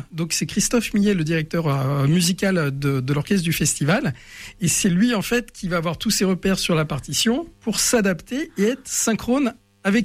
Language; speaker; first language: French; native; French